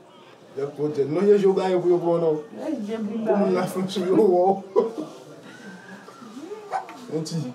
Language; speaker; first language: Spanish; non-native, learner; Haitian Creole